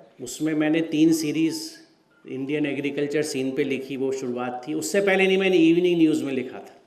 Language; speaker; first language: Urdu; native; Urdu